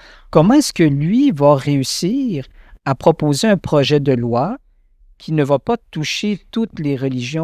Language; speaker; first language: French; native; French